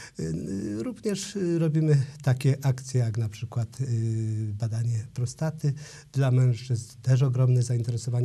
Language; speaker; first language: Polish; native; Polish